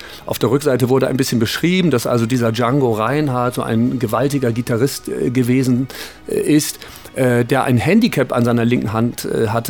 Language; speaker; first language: German; native; German